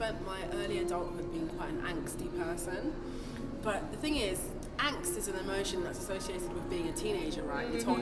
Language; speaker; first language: English; non-native, local second language; Igbo